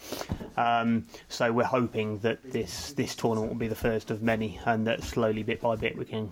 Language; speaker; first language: English; native; English